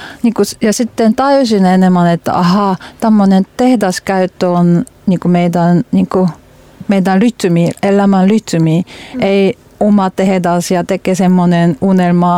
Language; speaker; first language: Finnish; non-native, learner; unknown